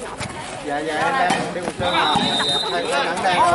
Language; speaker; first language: Vietnamese; native; Vietnamese